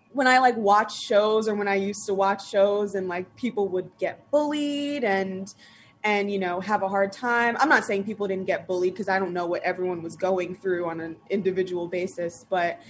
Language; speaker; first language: English; native; English